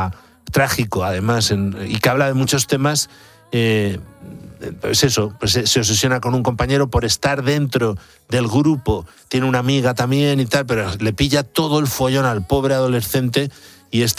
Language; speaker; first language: Spanish; native; Spanish